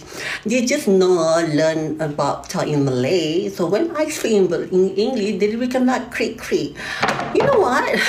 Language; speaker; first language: English; non-native, learner; Malay